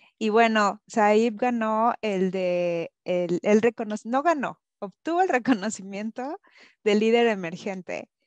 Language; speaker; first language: Spanish; native; Spanish